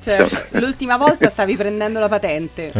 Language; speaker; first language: Italian; native; Italian